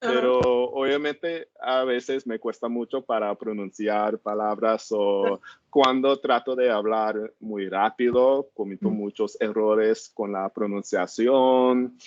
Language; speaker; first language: Spanish; non-native, learner; English